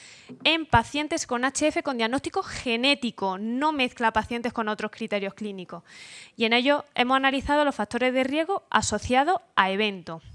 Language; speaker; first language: Spanish; native; Spanish